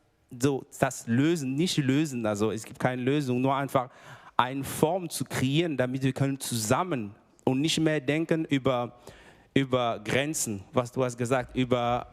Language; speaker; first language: German; non-native, fluent; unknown